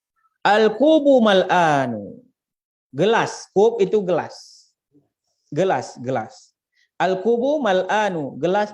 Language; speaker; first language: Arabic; non-native, fluent; Indonesian